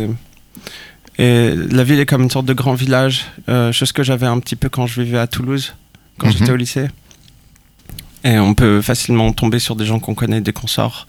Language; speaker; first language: French; native; French